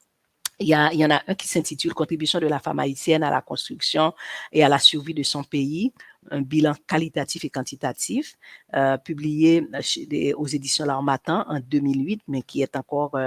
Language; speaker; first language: French; non-native, local second language; Haitian Creole